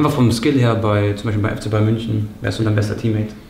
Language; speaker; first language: German; native; German